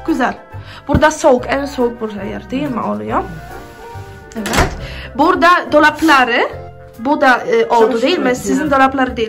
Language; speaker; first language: Turkish; non-native, learner; Polish